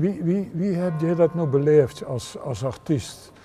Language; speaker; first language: Dutch; native; Dutch